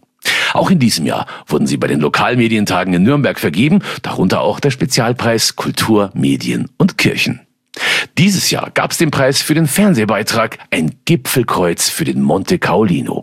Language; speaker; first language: German; native; German